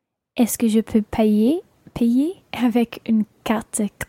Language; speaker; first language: French; non-native, learner; English